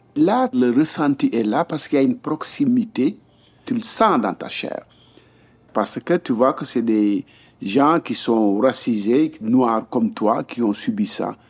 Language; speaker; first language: French; non-native, local second language; Wolof